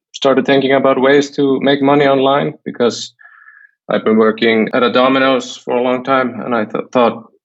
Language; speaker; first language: English; non-native, fluent; Icelandic